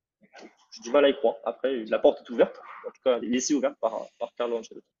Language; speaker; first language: French; native; French